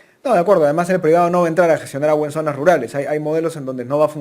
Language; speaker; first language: Spanish; native; Spanish